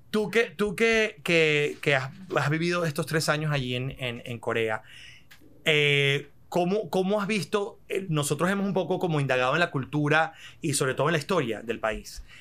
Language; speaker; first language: Spanish; native; Spanish